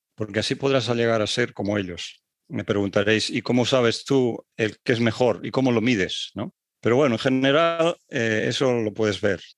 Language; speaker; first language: Spanish; native; Spanish